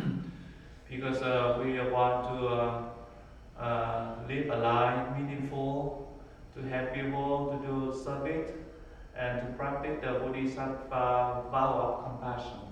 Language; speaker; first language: English; non-native, learner; Vietnamese